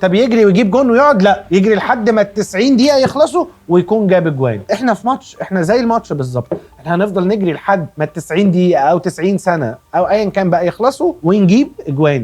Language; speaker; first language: Arabic; native; Arabic